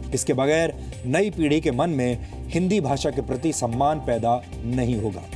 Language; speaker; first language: Hindi; native; Hindi